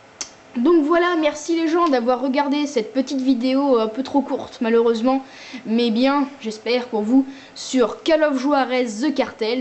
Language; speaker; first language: French; native; French